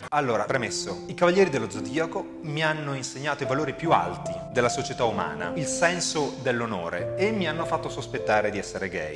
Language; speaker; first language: Italian; native; Italian